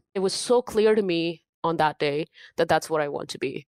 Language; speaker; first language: English; non-native, local second language; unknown